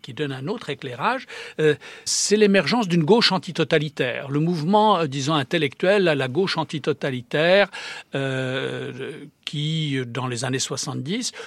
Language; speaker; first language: French; early bilingual, heritage; Czech